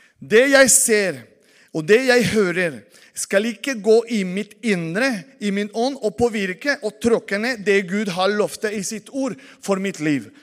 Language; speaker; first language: Norwegian; non-native, fluent; Spanish